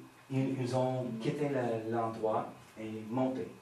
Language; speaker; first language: French; non-native, fluent; English